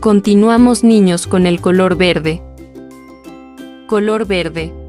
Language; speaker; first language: Spanish; native; Spanish